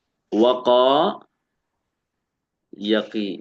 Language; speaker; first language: Arabic; non-native, fluent; Indonesian